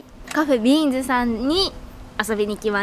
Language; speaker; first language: Japanese; native; Japanese